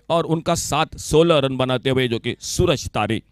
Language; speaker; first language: Hindi; non-native, local second language; Marathi